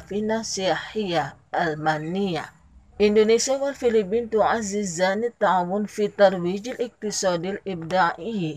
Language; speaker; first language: Arabic; non-native, fluent; Indonesian